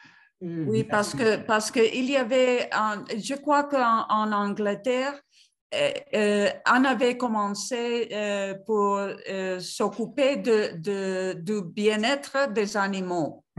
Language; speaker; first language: French; non-native, fluent; Spanish